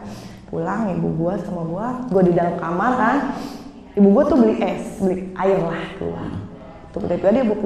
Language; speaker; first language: Indonesian; native; Indonesian